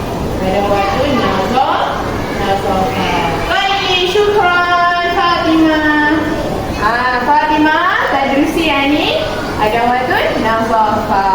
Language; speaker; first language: Arabic; non-native, learner; Malay